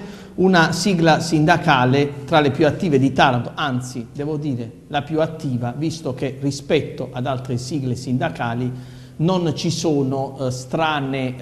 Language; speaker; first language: Italian; native; Italian